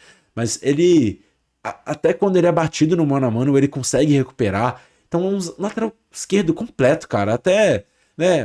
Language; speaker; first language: Portuguese; native; Portuguese